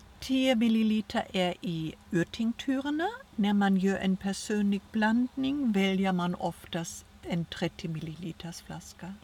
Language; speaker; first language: Swedish; non-native, fluent; German